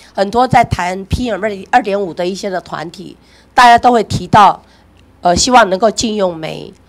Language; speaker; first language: Chinese; native; Chinese